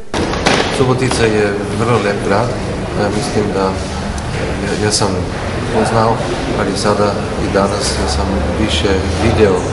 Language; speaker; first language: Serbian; non-native, learner; German